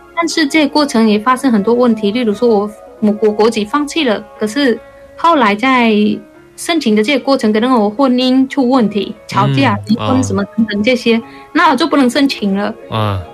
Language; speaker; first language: Chinese; non-native, fluent; Khmer